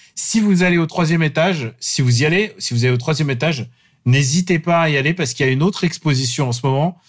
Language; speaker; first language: French; non-native, fluent; Russian